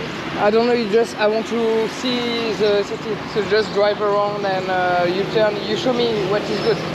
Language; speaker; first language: English; non-native, learner; French